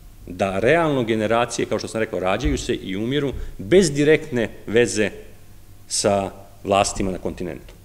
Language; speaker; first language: Serbian; native; Serbian